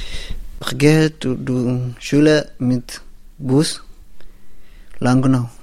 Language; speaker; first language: German; non-native, learner; Tigrinya